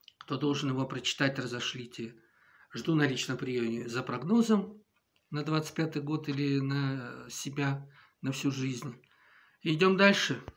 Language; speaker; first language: Russian; native; Russian